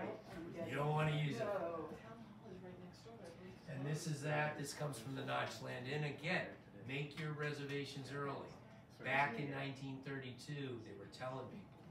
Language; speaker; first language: English; native; English